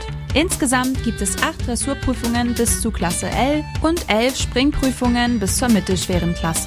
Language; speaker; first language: German; native; German